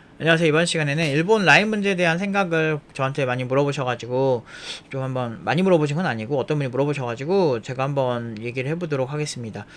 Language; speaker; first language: Korean; native; Korean